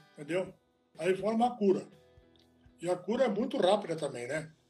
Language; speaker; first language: Portuguese; non-native, fluent; Italian